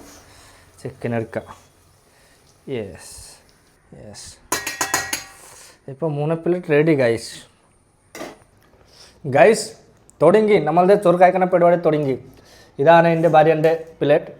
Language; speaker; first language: Malayalam; early bilingual, heritage; Malayalam